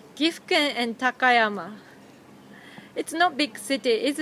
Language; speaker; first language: English; non-native, fluent; Japanese